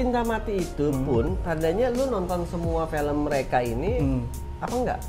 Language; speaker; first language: Indonesian; native; Indonesian